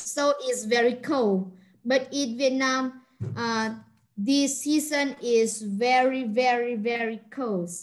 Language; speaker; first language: English; non-native, learner; Vietnamese